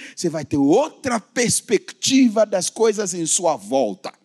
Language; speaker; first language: Portuguese; non-native, fluent; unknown